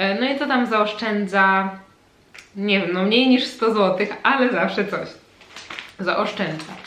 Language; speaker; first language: Polish; native; Polish